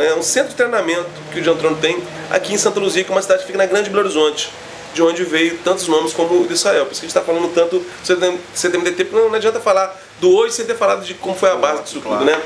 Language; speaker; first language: Portuguese; native; Portuguese